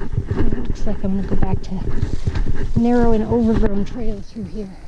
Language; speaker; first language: English; native; English